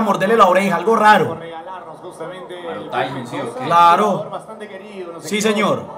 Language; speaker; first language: Spanish; native; Spanish